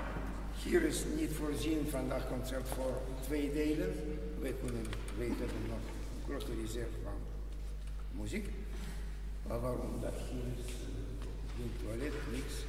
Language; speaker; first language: Dutch; non-native, learner; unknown